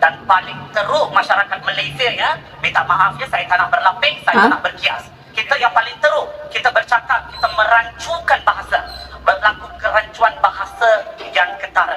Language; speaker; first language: Malay; native; Malay